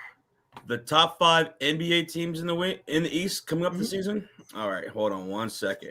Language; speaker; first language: English; native; English